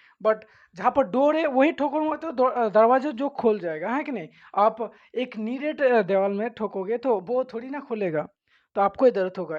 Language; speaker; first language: Hindi; non-native, local second language; Bangla